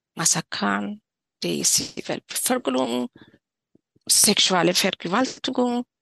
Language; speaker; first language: German; non-native, fluent; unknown